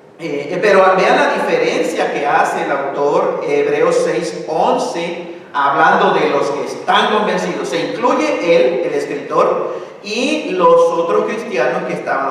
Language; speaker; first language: Spanish; native; Spanish